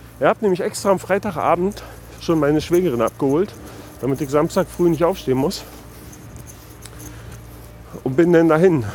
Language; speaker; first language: German; native; German